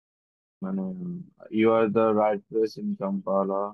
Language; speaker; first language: English; non-native, learner; Bangla